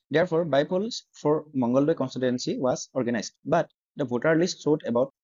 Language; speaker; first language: English; non-native, local second language; Assamese